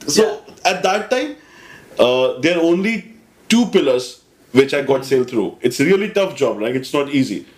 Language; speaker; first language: English; non-native, local second language; Hindi